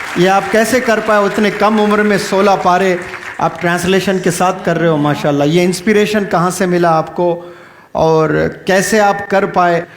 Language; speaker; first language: Urdu; native; Urdu